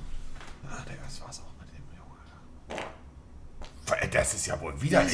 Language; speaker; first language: German; native; German